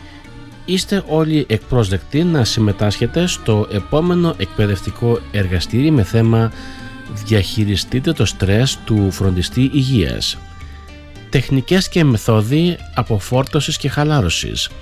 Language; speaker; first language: Greek; native; Greek